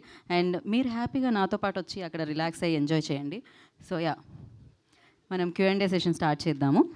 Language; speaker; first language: Telugu; native; Telugu